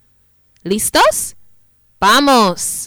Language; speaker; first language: Spanish; non-native, fluent; English